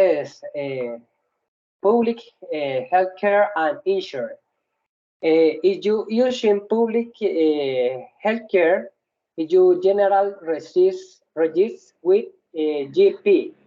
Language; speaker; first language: English; non-native, learner; Spanish